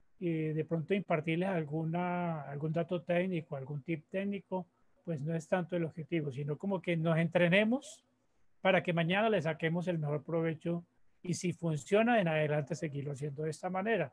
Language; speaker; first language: Spanish; native; Spanish